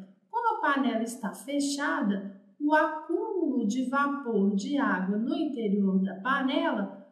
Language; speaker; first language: Portuguese; native; Portuguese